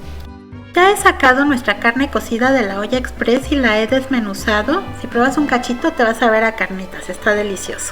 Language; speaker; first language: Spanish; native; Spanish